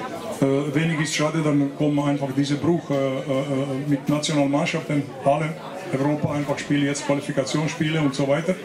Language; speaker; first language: German; non-native, fluent; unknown